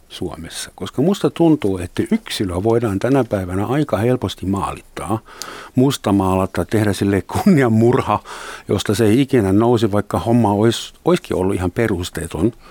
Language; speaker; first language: Finnish; non-native, fluent; German